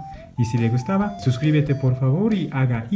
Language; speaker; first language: Spanish; non-native, learner; Japanese